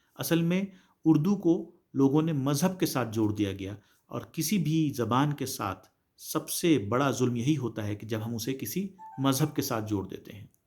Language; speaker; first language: Urdu; native; Urdu